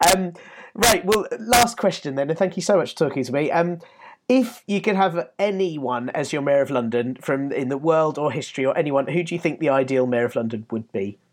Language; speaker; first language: English; native; English